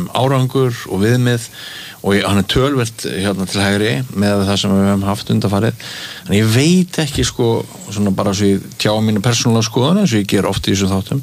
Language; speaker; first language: Icelandic; native; Icelandic